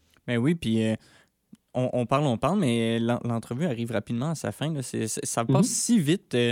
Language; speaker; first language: French; native; French